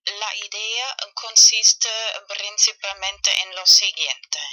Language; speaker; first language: Spanish; non-native, fluent; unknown